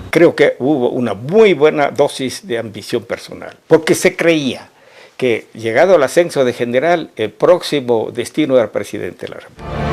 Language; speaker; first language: Spanish; native; Spanish